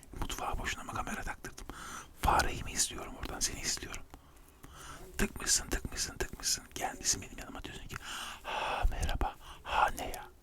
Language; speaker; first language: Turkish; native; Turkish